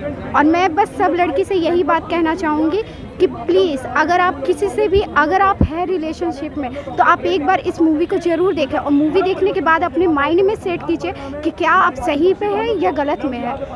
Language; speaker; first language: Hindi; native; Hindi